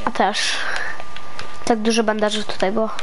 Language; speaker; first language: Polish; early bilingual, heritage; Polish